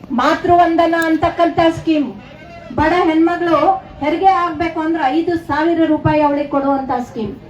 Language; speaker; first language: Kannada; native; Kannada